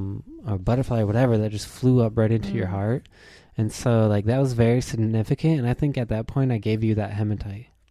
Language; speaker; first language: English; native; English